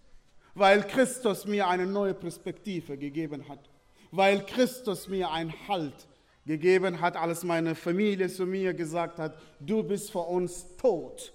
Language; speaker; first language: German; non-native, fluent; Arabic